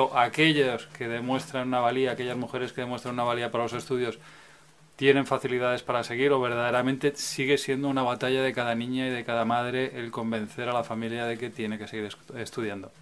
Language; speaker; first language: Spanish; native; Spanish